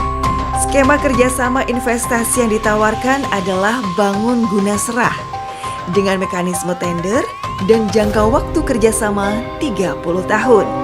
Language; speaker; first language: Indonesian; native; Indonesian